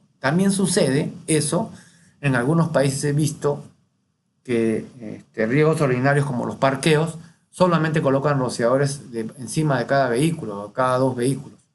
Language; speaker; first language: Spanish; native; Spanish